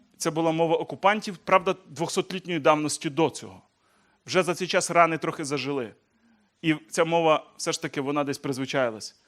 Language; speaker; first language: Ukrainian; native; Ukrainian